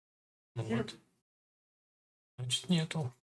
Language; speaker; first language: Russian; native; Russian